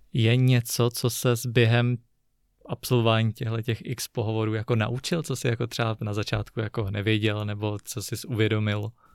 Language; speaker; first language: Czech; native; Czech